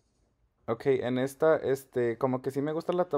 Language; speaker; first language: Spanish; early bilingual, heritage; Spanish